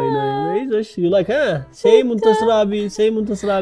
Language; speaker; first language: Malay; non-native, learner; Turkish